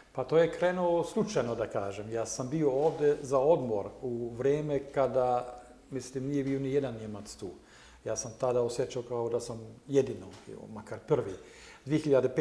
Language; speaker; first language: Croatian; non-native, learner; German